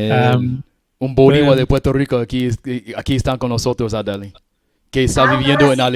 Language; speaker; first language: Spanish; non-native, learner; English